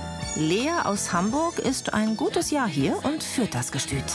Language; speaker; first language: German; native; German